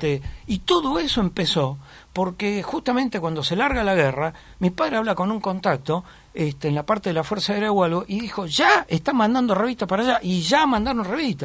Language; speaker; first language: Spanish; native; Spanish